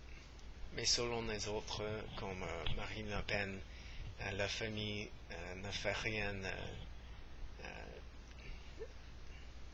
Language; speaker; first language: French; non-native, learner; English